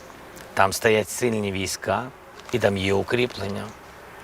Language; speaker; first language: Ukrainian; non-native, local second language; Russian